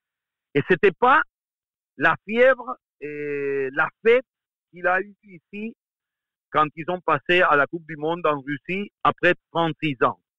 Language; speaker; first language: French; non-native, fluent; Spanish